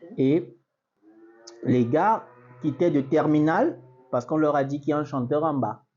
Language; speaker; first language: French; non-native, local second language; Basaa